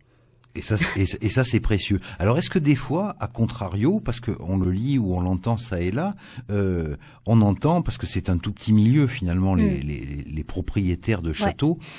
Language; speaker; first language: French; native; French